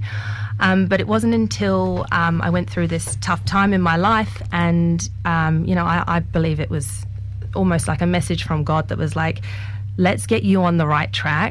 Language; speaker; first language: English; native; English